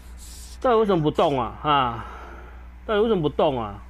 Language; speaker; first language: Chinese; native; Chinese